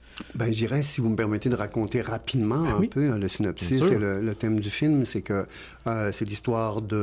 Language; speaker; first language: French; native; French